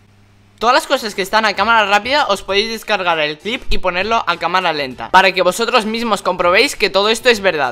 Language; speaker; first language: Spanish; early bilingual, other home language; Russian